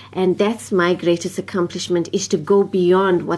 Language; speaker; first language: English; native; English